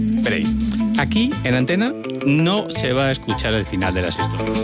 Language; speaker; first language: Spanish; native; Spanish